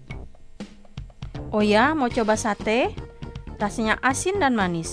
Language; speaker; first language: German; non-native, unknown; Indonesian